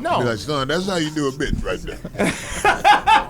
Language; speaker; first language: English; native; English